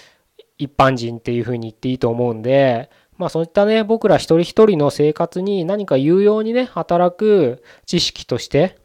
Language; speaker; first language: Japanese; native; Japanese